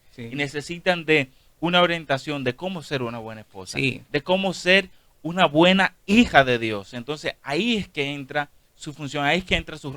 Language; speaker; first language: Spanish; native; Spanish